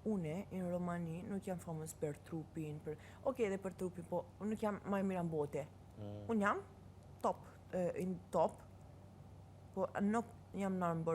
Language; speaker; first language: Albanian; non-native, learner; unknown